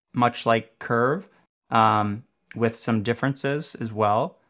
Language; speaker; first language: English; native; English